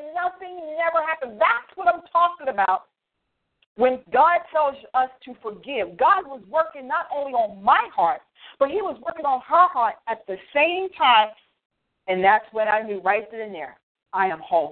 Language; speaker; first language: English; native; English